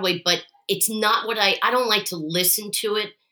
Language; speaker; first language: English; native; English